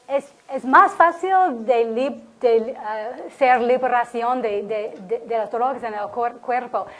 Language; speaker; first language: Spanish; non-native, learner; English